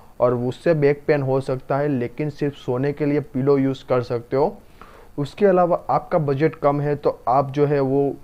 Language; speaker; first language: Hindi; non-native, local second language; Gujarati